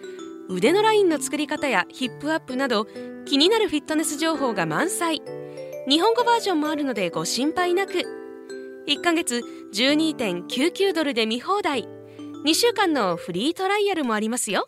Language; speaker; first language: Japanese; native; Japanese